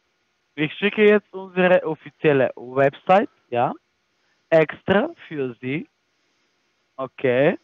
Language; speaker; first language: German; non-native, fluent; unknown